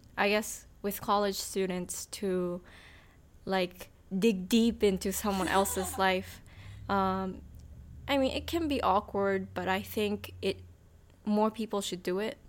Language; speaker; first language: English; non-native, fluent; Japanese